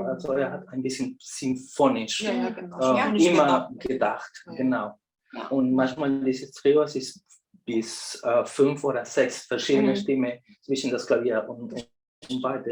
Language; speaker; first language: German; non-native, fluent; Spanish